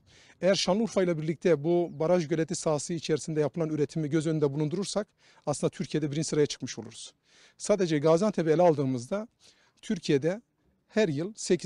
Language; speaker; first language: Turkish; native; Turkish